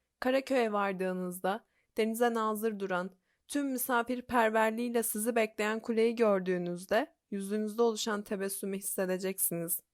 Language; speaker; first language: Turkish; native; Turkish